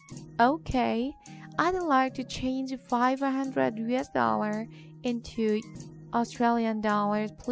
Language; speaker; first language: English; non-native, fluent; Korean